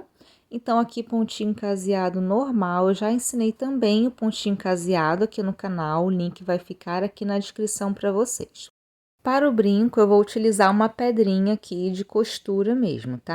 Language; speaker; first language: Portuguese; native; Portuguese